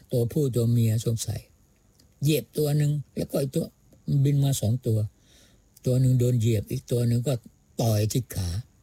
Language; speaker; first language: Thai; non-native, local second language; Pattani Malay